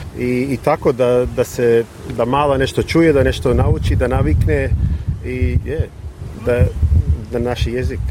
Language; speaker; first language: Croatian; early bilingual, heritage; English